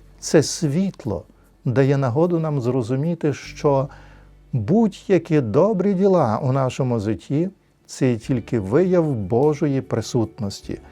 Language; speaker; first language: Ukrainian; native; Ukrainian